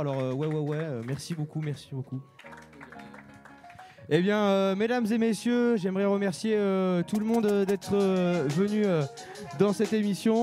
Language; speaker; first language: French; native; French